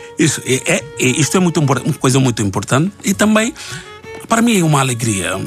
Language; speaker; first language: Portuguese; non-native, learner; Bangla